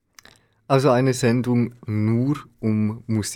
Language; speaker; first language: German; native; German